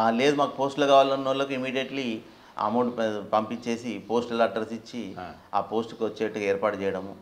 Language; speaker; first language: Telugu; native; Telugu